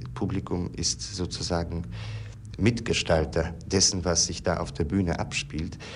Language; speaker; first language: German; non-native, fluent; Polish